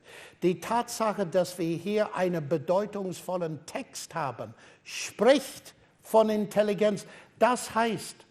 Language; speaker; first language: German; non-native, fluent; English